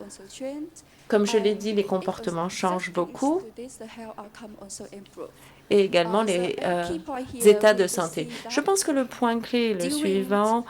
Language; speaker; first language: French; non-native, fluent; Vietnamese